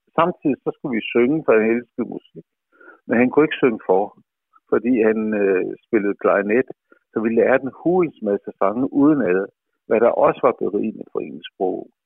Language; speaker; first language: Danish; native; Danish